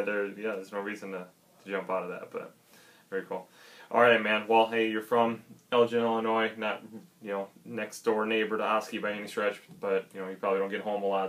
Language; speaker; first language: English; native; English